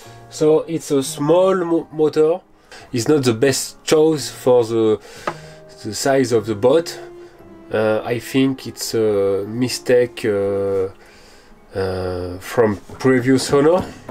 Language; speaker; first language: English; non-native, learner; French